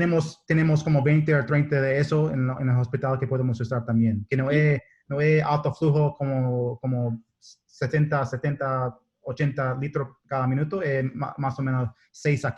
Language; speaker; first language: Spanish; non-native, learner; English